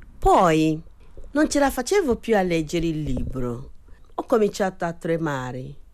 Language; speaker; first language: Italian; non-native, fluent; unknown